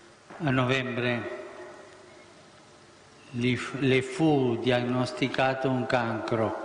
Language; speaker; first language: Italian; non-native, fluent; Spanish